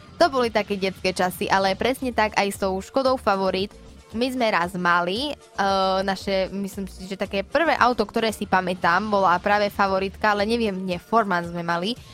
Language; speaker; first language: Slovak; native; Slovak